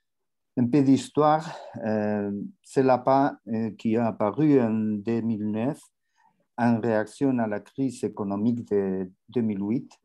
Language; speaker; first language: French; non-native, learner; Spanish